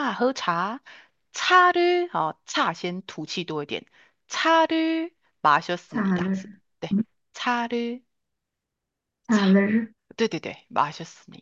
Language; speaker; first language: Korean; non-native, fluent; Chinese